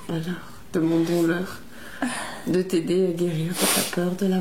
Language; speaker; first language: French; native; French